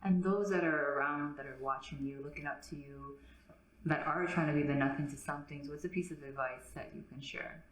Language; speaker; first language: English; native; English